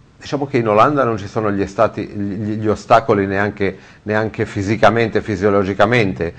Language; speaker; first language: Italian; native; Italian